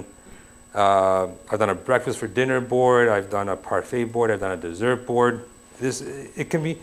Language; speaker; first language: English; native; English